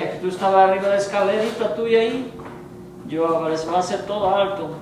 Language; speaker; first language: Spanish; non-native, fluent; Portuguese